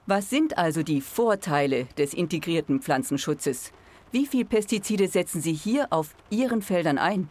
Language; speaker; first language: German; native; German